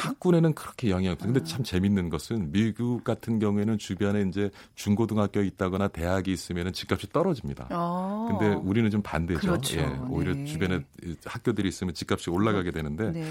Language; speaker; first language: Korean; native; Korean